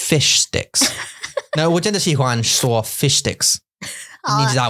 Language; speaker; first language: Chinese; non-native, learner; English